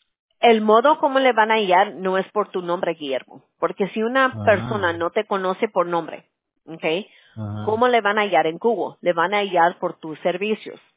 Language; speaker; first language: Spanish; early bilingual, heritage; English